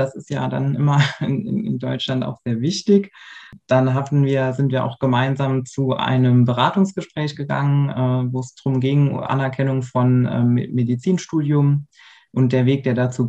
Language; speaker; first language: German; native; German